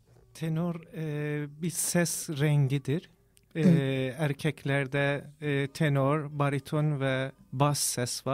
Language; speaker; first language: Turkish; non-native, fluent; Persian